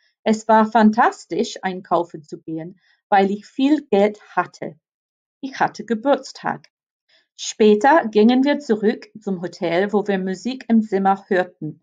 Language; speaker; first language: German; non-native, fluent; English